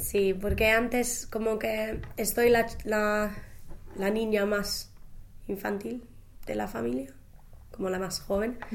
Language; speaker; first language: Spanish; non-native, fluent; English